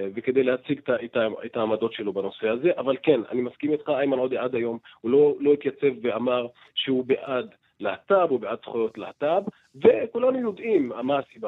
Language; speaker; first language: Hebrew; non-native, local second language; Arabic